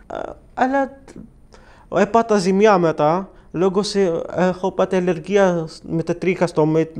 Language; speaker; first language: Greek; non-native, learner; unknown